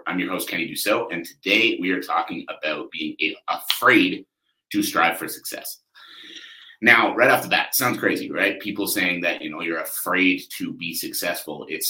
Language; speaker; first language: English; native; English